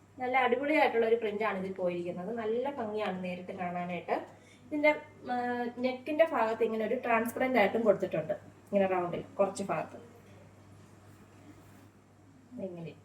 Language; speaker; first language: Malayalam; native; Malayalam